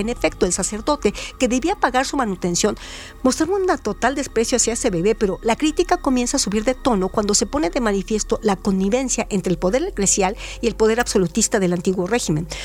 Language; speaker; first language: Spanish; native; Spanish